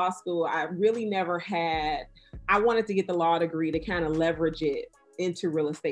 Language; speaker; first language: English; native; English